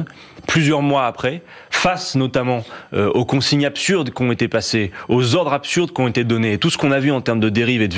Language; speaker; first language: French; native; French